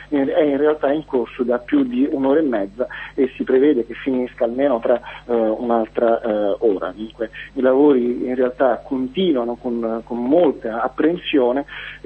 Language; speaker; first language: Italian; native; Italian